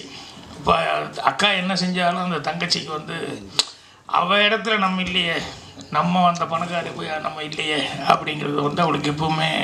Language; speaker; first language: Tamil; native; Tamil